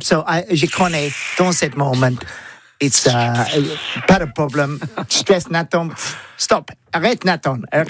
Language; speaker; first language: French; non-native, learner; English